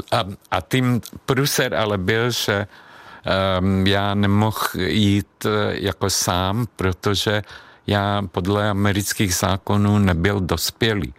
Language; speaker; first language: Czech; non-native, fluent; Hungarian